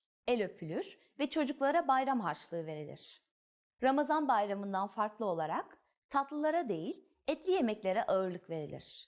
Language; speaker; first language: Turkish; native; Turkish